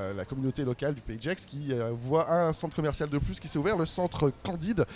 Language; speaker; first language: French; native; French